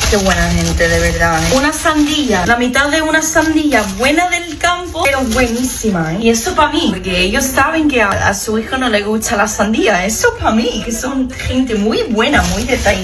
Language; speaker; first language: Spanish; non-native, fluent; English